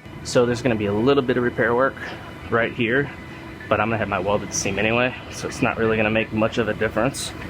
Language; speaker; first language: English; native; English